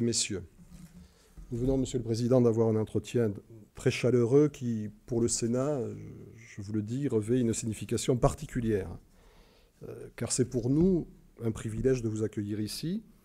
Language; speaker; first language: French; native; French